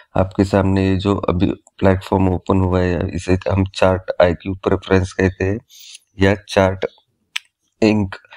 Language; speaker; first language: Hindi; native; Hindi